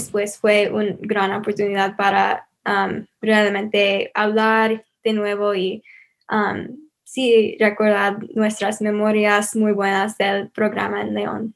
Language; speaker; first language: Spanish; non-native, learner; English